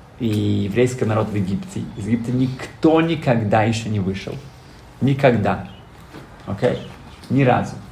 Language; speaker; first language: Russian; early bilingual, heritage; Russian